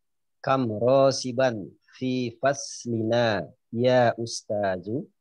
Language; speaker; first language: Arabic; non-native, learner; Indonesian